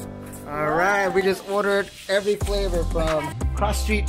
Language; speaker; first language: English; native; English